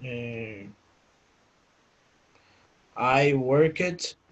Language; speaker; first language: English; non-native, learner; Portuguese